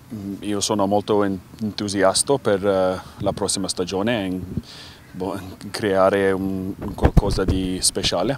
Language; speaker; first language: Italian; non-native, learner; English